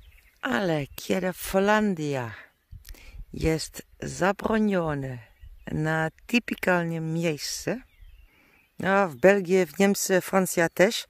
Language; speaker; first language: Polish; non-native, learner; Dutch